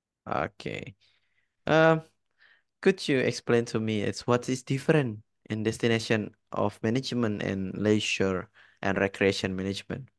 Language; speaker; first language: English; non-native, learner; Indonesian